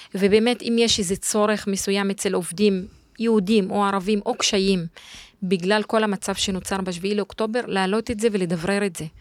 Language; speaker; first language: Hebrew; non-native, local second language; Arabic